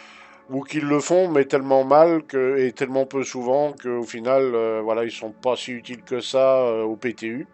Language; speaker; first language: French; native; French